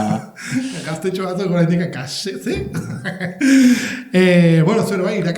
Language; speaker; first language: Basque; native; Basque